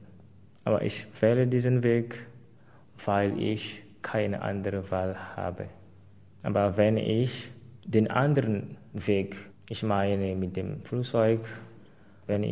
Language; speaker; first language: German; non-native, fluent; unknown